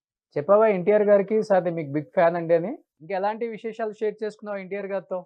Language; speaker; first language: Telugu; native; Telugu